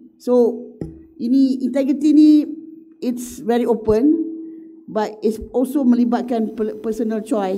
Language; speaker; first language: English; non-native, local second language; Malay